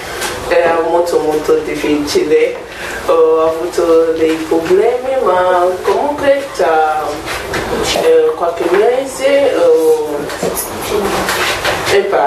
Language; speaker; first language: Italian; non-native, learner; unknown